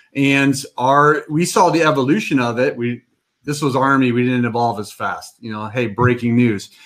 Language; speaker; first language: English; native; English